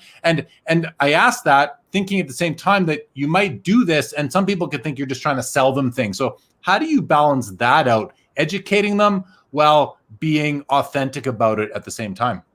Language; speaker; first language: English; native; English